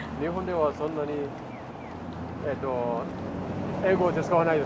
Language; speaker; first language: Japanese; non-native, fluent; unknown